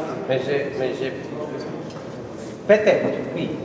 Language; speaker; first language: French; non-native, learner; Polish